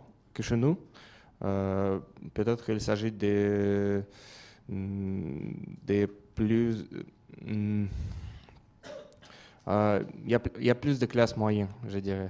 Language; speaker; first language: French; non-native, fluent; Russian